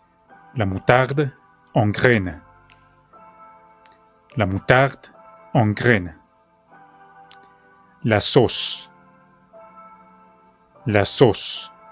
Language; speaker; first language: French; non-native, fluent; Spanish